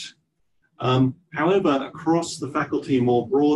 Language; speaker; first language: English; native; English